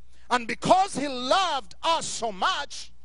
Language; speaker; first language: English; non-native, local second language; Ganda